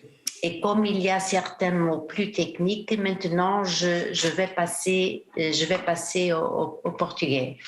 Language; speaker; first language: French; non-native, fluent; Portuguese